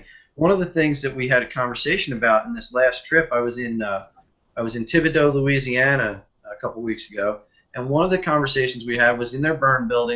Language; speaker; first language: English; native; English